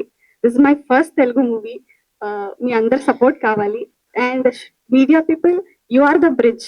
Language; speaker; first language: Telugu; non-native, learner; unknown